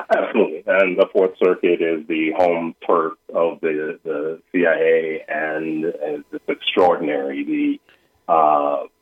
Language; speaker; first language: English; native; English